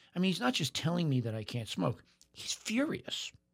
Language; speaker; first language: English; native; English